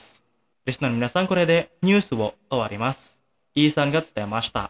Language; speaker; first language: Japanese; non-native, fluent; Indonesian